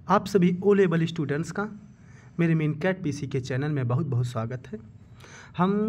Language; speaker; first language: Hindi; native; Hindi